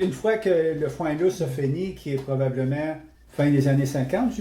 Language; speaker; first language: French; native; French